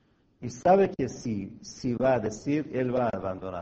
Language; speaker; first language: Spanish; non-native, fluent; Persian